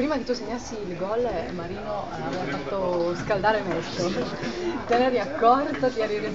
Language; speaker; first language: Italian; native; Italian